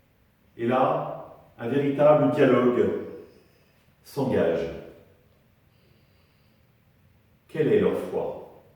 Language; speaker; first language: French; native; French